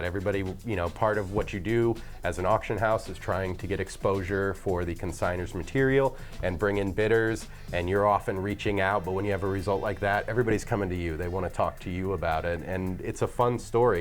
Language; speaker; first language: English; native; English